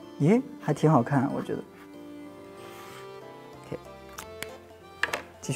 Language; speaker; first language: Chinese; native; Chinese